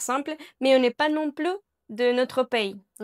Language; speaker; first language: French; non-native, learner; Spanish